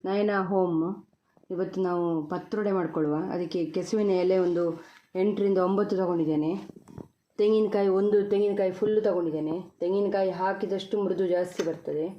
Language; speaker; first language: Kannada; non-native, local second language; Tulu